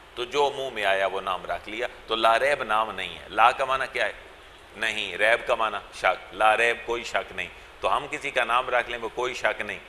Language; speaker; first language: Urdu; non-native, local second language; Punjabi